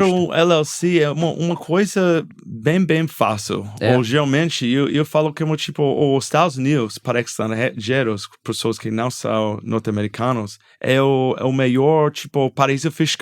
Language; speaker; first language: Portuguese; non-native, fluent; English